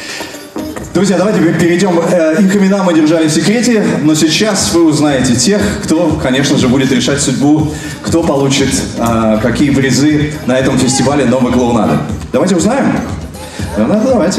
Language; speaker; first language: Russian; native; Russian